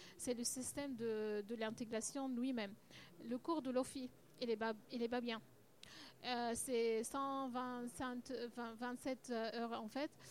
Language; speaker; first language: French; non-native, learner; Arabic